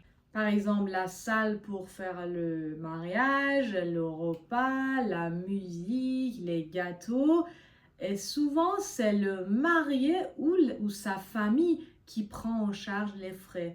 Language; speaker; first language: French; non-native, fluent; Persian